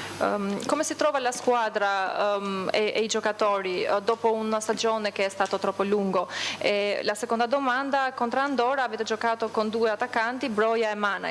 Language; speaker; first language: Italian; non-native, fluent; Albanian